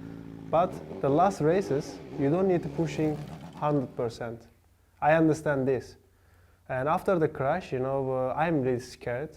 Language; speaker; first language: English; non-native, learner; Turkish